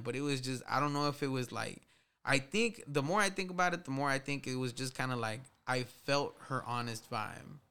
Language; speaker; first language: English; early bilingual, other home language; Spanish